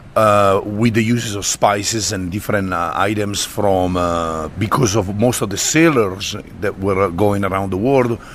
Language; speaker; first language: English; non-native, fluent; Italian